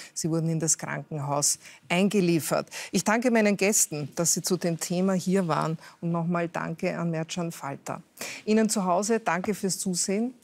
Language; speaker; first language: German; native; German